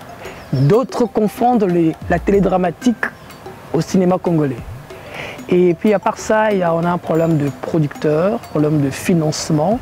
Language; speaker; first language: French; non-native, local second language; Lingala